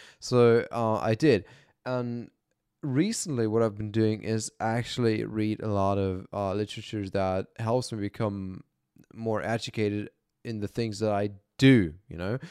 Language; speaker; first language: English; non-native, fluent; German